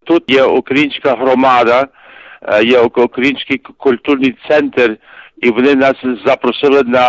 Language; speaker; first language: Ukrainian; early bilingual, heritage; Ukrainian